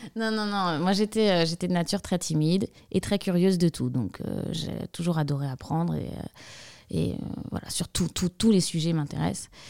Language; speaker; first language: French; native; French